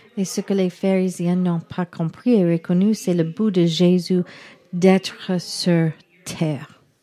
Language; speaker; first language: French; non-native, learner; English